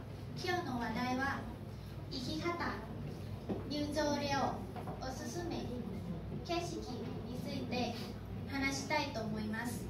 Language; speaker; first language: Japanese; non-native, learner; Thai